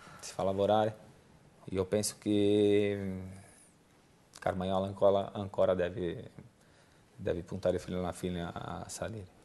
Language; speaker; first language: Italian; non-native, learner; Portuguese